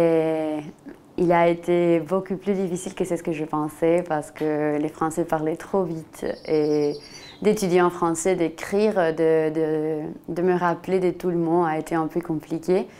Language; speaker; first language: French; non-native, fluent; Spanish